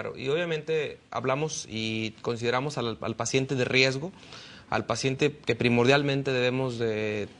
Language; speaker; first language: Spanish; native; Spanish